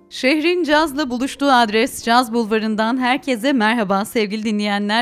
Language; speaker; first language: Turkish; native; Turkish